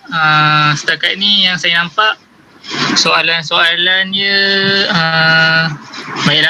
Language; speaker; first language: Malay; native; Malay